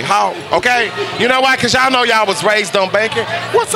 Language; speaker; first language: English; native; English